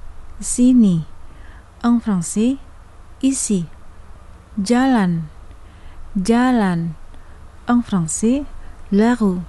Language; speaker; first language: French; non-native, fluent; Indonesian